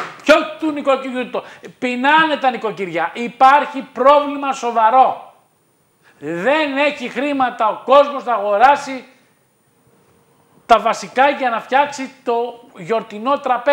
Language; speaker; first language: Greek; native; Greek